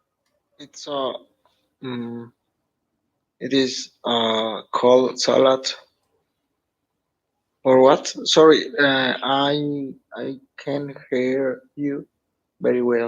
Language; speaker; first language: English; non-native, learner; Spanish